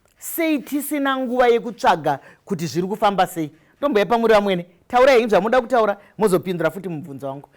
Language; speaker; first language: Shona; native; Shona